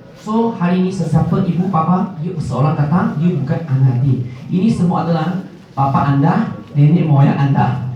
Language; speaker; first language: Malay; non-native, local second language; Min Nan Chinese